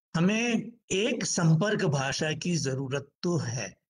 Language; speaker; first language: Hindi; native; Hindi